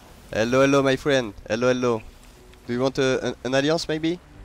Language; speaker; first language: English; non-native, learner; French